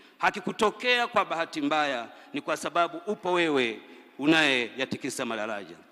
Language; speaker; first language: Swahili; native; Swahili